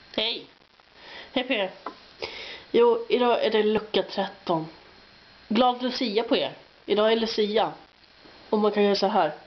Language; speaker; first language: Swedish; native; Swedish